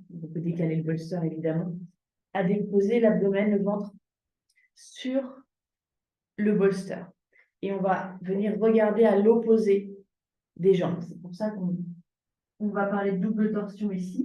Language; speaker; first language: French; native; French